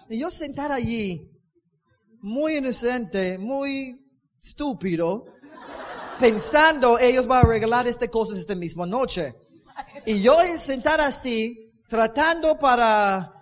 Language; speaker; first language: Spanish; non-native, learner; English